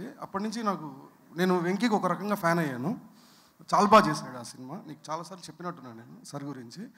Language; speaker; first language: Telugu; native; Telugu